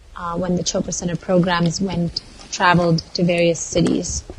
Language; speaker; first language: English; non-native, local second language; Kannada